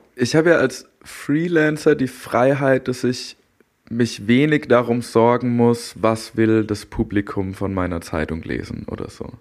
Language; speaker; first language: German; native; German